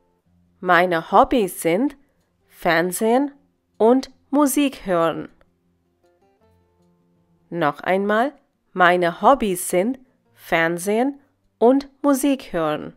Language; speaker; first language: German; non-native, fluent; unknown